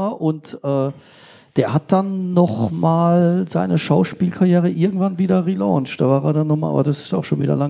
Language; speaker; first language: German; native; German